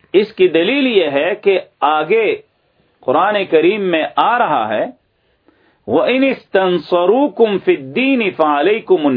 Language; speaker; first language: Urdu; native; Urdu